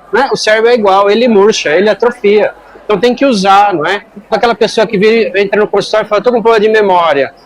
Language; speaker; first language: Portuguese; native; Portuguese